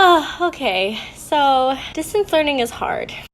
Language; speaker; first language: English; native; English